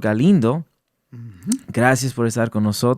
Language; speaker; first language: Spanish; early bilingual, heritage; English